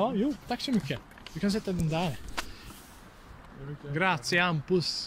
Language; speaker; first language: Swedish; non-native, fluent; Italian